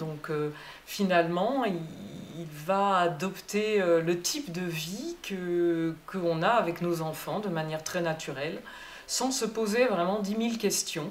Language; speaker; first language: French; native; French